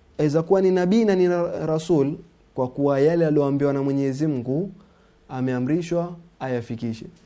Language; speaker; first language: Swahili; native; Swahili